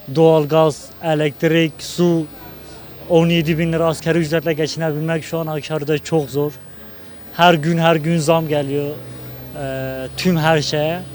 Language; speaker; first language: Turkish; non-native, local second language; Kurdish